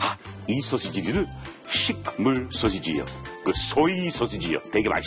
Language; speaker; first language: Korean; non-native, learner; English